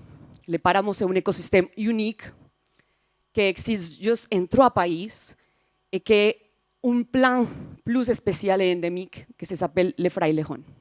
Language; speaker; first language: French; non-native, fluent; Spanish